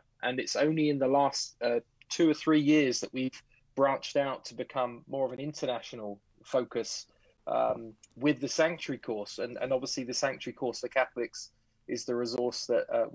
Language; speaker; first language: English; native; English